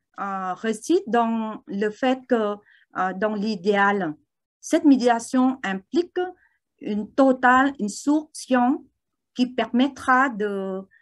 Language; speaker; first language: French; non-native, learner; Vietnamese